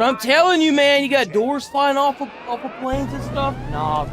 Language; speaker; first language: English; native; English